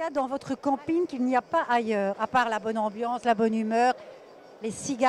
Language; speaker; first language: French; native; French